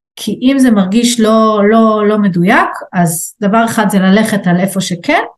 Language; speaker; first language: Hebrew; native; Hebrew